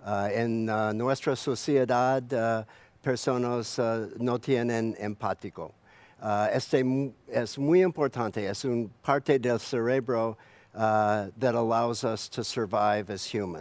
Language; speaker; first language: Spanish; non-native, learner; English